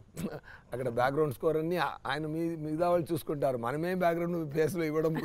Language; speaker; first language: Telugu; non-native, learner; Tamil